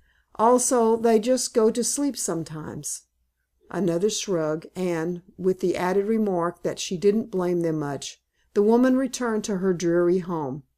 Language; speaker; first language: English; native; English